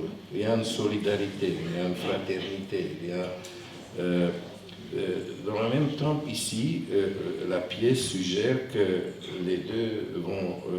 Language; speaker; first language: French; non-native, fluent; Hungarian